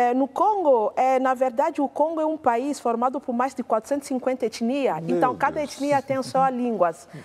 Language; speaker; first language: Portuguese; non-native, fluent; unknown